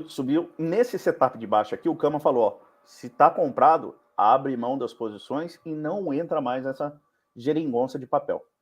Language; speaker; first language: Portuguese; native; Portuguese